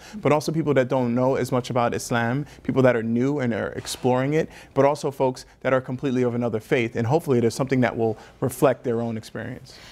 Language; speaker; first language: English; native; English